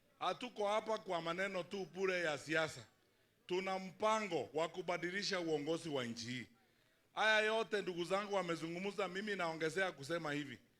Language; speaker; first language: Swahili; non-native, local second language; Luyia